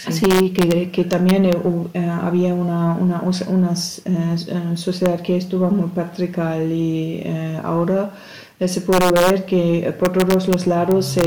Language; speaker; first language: Spanish; non-native, fluent; German